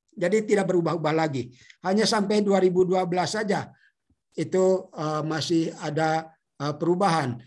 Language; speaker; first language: Indonesian; native; Indonesian